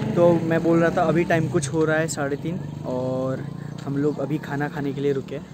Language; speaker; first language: Hindi; non-native, local second language; Marathi